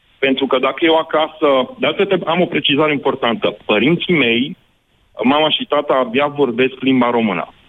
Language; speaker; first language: Romanian; non-native, local second language; Hungarian